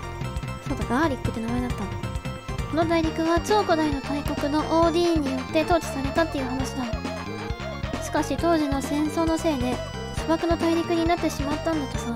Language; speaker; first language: Japanese; native; Japanese